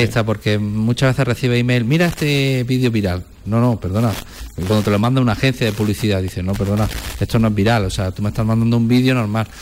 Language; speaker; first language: Spanish; native; Spanish